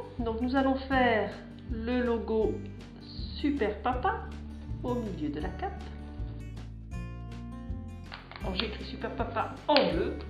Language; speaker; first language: French; native; French